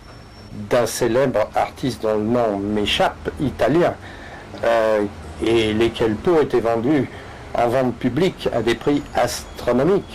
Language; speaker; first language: French; native; French